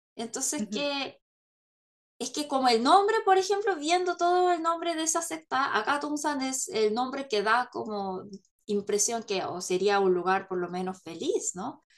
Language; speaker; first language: Spanish; non-native, fluent; Korean